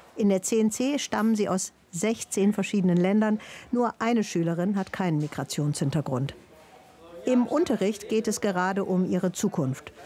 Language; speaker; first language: German; native; German